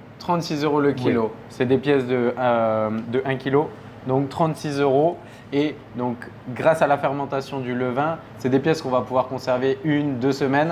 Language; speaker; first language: French; native; French